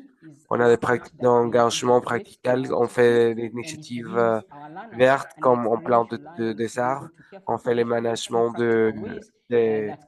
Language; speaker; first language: French; non-native, learner; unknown